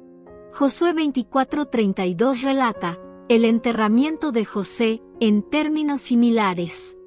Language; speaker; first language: Spanish; native; Spanish